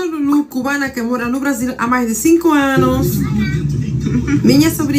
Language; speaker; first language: Portuguese; non-native, fluent; Spanish